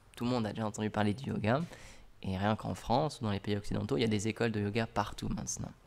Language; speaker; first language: French; native; French